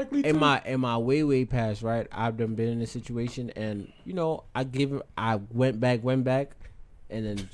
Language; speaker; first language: English; native; English